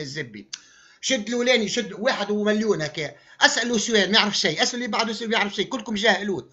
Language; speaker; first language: Arabic; native; Arabic